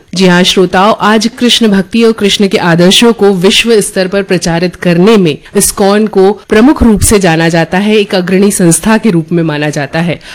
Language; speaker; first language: Hindi; native; Hindi